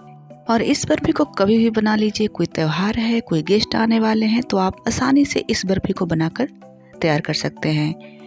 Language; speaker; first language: Hindi; native; Hindi